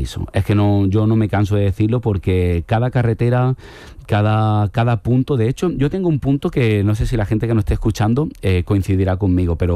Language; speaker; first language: Spanish; native; Spanish